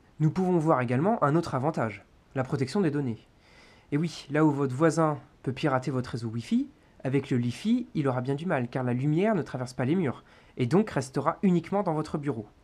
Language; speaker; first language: French; native; French